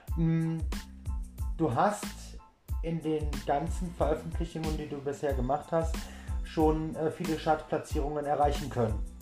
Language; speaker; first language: German; native; German